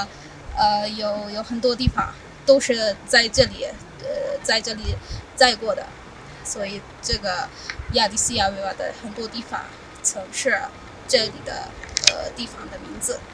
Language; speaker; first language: Chinese; non-native, learner; Amharic